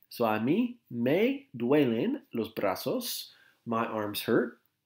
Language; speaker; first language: Spanish; non-native, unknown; English